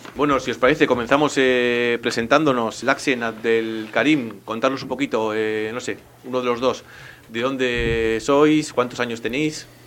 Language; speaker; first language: Spanish; native; Spanish